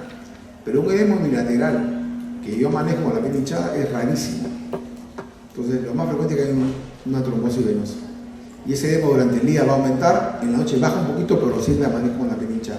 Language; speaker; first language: Spanish; native; Spanish